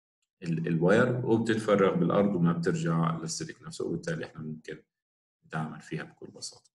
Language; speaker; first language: Arabic; native; Arabic